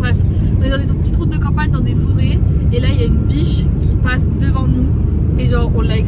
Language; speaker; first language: French; native; French